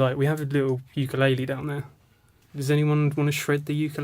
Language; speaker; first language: English; native; English